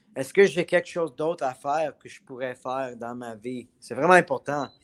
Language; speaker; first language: French; native; French